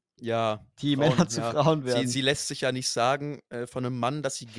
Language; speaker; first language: German; native; German